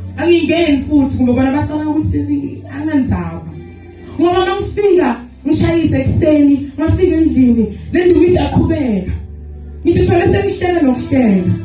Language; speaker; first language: Zulu; non-native, local second language; Swati